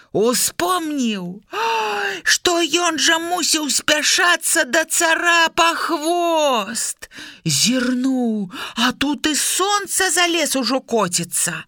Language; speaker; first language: Belarusian; native; Belarusian